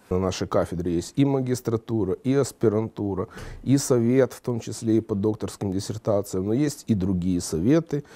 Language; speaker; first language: Russian; native; Russian